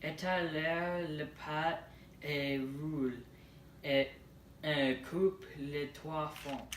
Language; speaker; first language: French; non-native, learner; English